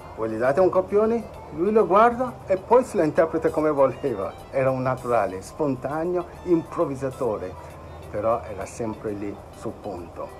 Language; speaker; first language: Italian; non-native, fluent; Yoruba